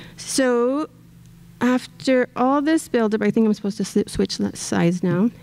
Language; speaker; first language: English; native; English